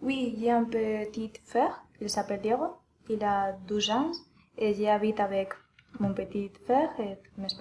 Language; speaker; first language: French; non-native, learner; Spanish